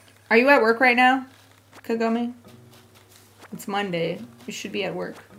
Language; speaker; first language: English; native; English